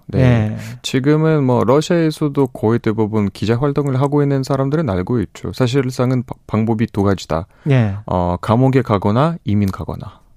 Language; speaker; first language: Korean; non-native, fluent; Russian